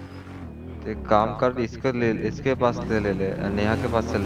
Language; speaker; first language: Hindi; native; Hindi